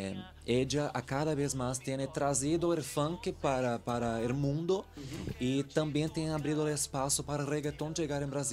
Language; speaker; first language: Spanish; non-native, learner; Portuguese